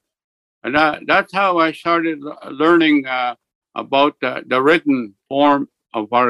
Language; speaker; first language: English; native; English